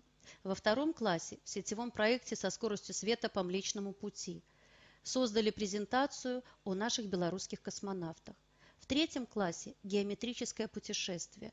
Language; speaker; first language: Russian; native; Russian